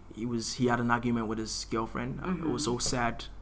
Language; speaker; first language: English; non-native, local second language; Akan